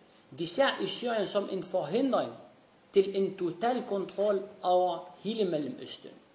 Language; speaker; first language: Danish; non-native, fluent; Arabic